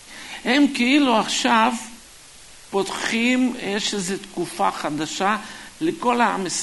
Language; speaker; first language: Hebrew; non-native, fluent; Russian